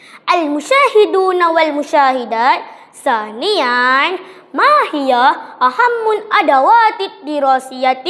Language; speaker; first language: Arabic; non-native, learner; Malay